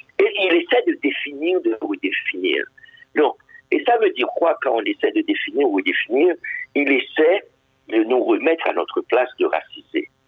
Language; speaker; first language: French; non-native, local second language; Haitian Creole